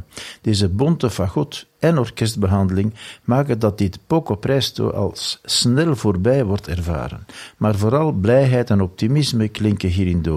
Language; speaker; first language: Dutch; native; Dutch